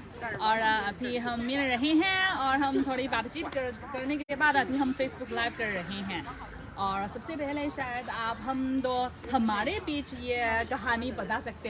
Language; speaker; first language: Hindi; non-native, fluent; Chinese